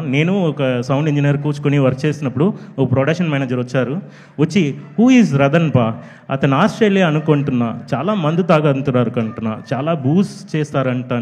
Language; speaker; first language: Telugu; non-native, fluent; Tamil